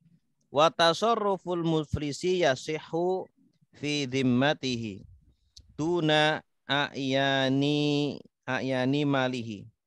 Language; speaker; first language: Arabic; non-native, fluent; Indonesian